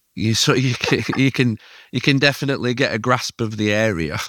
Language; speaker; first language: English; native; English